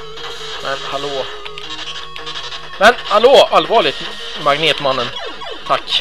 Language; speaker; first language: Swedish; native; Swedish